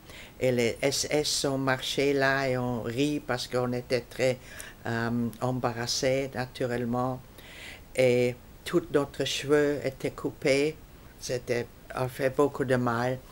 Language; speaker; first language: French; non-native, fluent; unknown